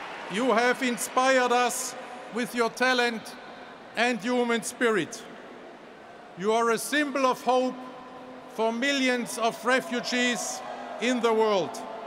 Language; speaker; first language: English; non-native, fluent; German